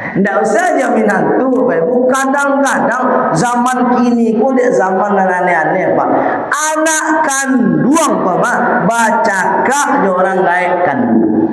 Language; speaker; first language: Malay; non-native, local second language; Minangkabau